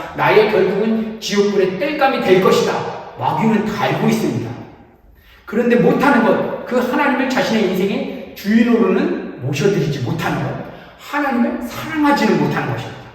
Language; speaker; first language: Korean; native; Korean